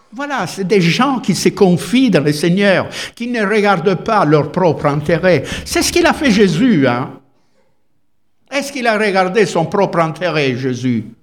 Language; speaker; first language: French; non-native, fluent; Italian